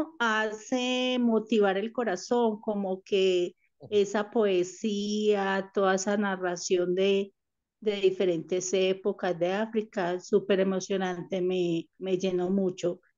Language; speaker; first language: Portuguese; non-native, learner; Spanish